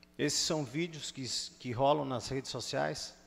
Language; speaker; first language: Portuguese; native; Portuguese